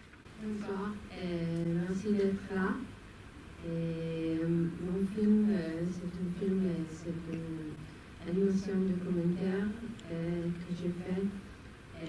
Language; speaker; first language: French; non-native, fluent; Hebrew